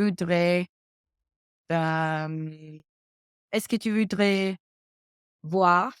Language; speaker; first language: French; non-native, learner; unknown